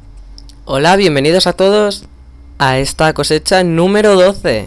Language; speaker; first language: Spanish; native; Spanish